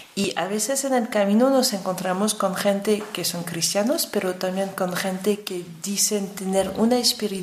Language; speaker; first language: Spanish; non-native, fluent; French